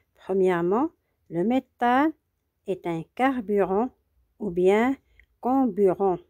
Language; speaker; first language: French; non-native, local second language; Arabic